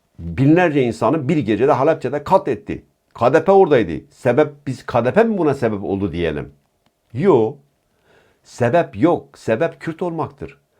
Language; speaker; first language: Turkish; non-native, local second language; Kurdish